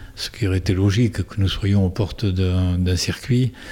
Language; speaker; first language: French; native; French